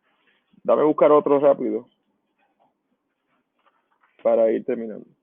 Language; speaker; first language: Spanish; native; Spanish